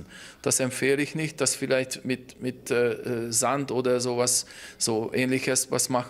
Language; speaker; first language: German; non-native, fluent; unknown